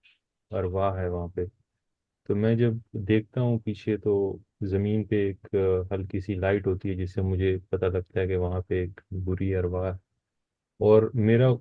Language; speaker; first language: Hindi; non-native, local second language; Punjabi